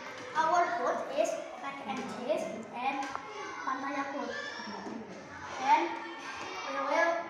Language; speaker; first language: English; non-native, learner; Indonesian